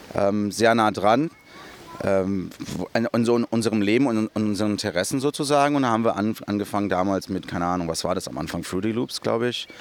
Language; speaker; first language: German; early bilingual, other home language; Portuguese